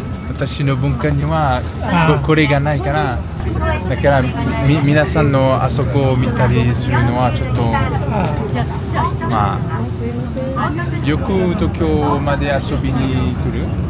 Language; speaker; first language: Japanese; non-native, fluent; French